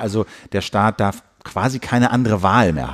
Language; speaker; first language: German; native; German